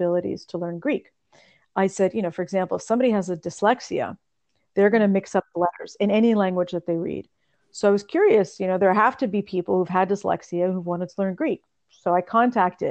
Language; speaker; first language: English; early bilingual, other home language; Russian